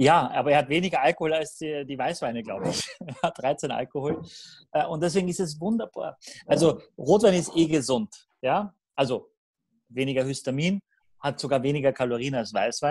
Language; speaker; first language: German; native; German